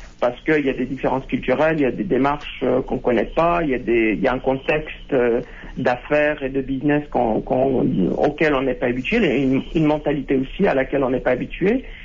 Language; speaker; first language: French; non-native, local second language; Arabic